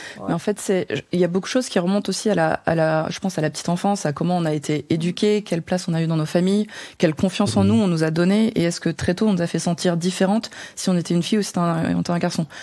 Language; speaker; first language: French; native; French